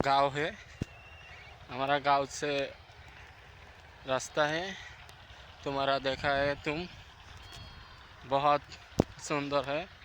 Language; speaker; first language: Hindi; non-native, learner; Bangla